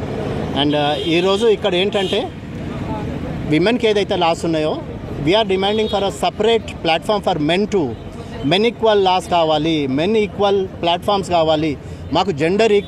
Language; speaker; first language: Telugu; native; Telugu